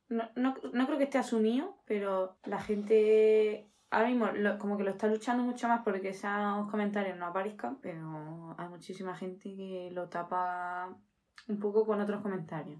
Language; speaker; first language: Spanish; native; Spanish